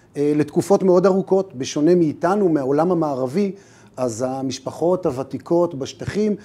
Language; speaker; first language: Hebrew; native; Hebrew